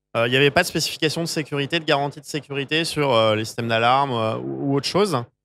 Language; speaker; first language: French; native; French